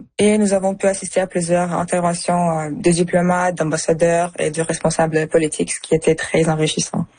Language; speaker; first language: French; early bilingual, other home language; Russian